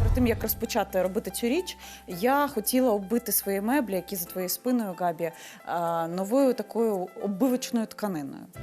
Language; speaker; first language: Ukrainian; native; Ukrainian